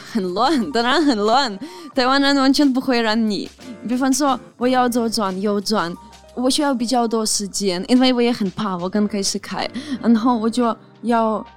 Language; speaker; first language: Chinese; non-native, fluent; Ukrainian